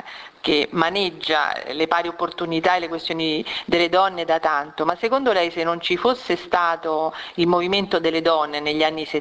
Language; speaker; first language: Italian; native; Italian